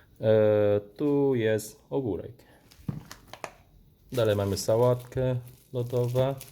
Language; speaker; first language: Polish; non-native, fluent; Vietnamese